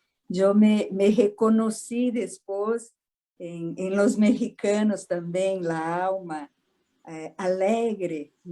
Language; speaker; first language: Spanish; non-native, fluent; Portuguese